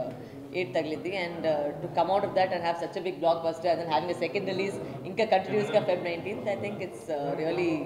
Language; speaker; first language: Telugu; non-native, learner; Tamil